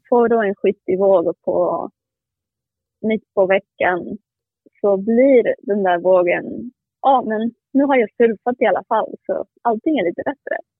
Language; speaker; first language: Swedish; non-native, fluent; Spanish